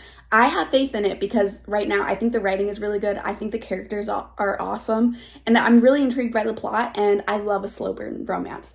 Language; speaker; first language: English; native; English